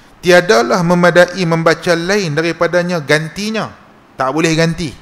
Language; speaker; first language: Malay; native; Malay